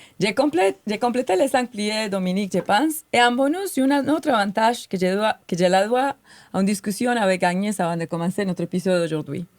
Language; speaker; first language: French; non-native, fluent; Spanish